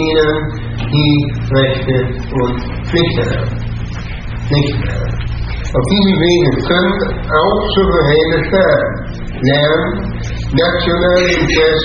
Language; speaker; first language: German; native; German